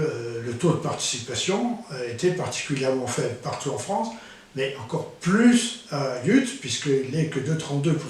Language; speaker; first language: French; native; French